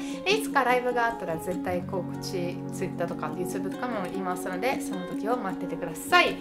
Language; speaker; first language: Japanese; non-native, fluent; Italian